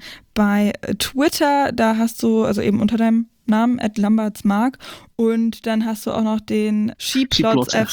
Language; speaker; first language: German; native; German